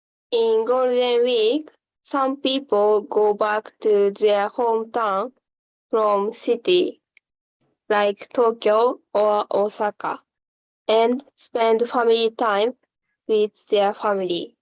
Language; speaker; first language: English; non-native, learner; Japanese